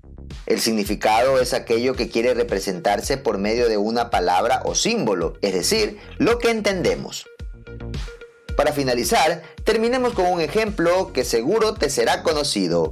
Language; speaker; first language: Spanish; native; Spanish